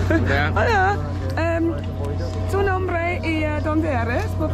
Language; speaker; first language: Spanish; non-native, learner; English